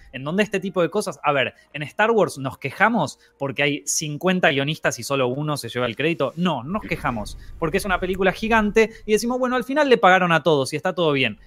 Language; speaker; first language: Spanish; native; Spanish